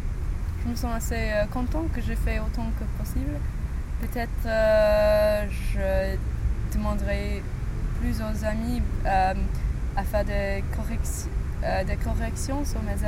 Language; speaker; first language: French; non-native, fluent; English